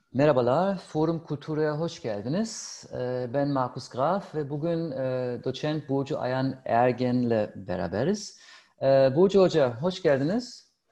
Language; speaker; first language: Turkish; non-native, fluent; German